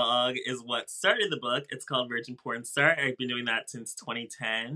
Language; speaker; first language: English; native; English